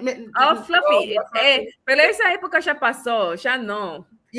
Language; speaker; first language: Spanish; non-native, fluent; English